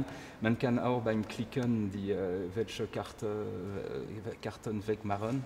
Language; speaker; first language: German; non-native, learner; French